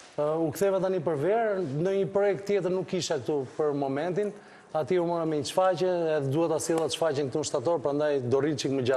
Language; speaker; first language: Albanian; native; Albanian